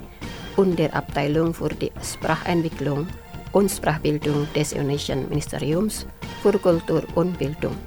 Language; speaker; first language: German; non-native, fluent; Indonesian